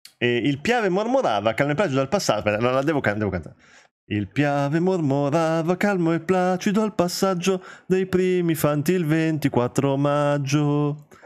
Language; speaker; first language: Italian; early bilingual, other home language; Albanian